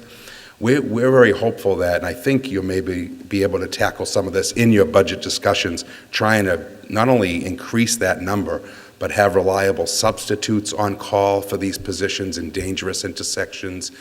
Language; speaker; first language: English; native; English